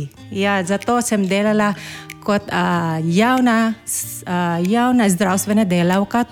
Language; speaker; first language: Slovenian; non-native, learner; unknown